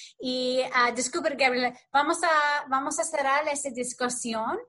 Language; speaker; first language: Spanish; non-native, learner; English